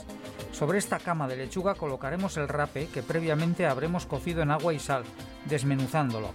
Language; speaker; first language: Spanish; native; Spanish